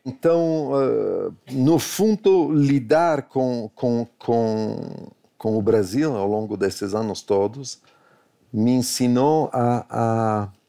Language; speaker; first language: Portuguese; non-native, fluent; Italian